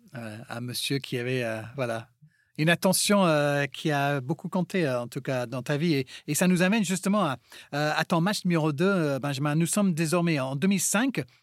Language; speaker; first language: French; non-native, fluent; English